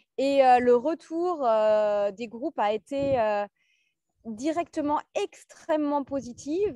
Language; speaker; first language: French; native; French